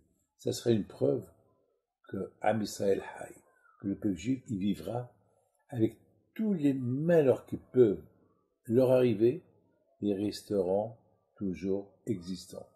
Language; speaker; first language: French; non-native, local second language; Arabic